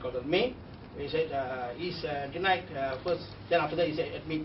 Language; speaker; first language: English; non-native, local second language; Tamil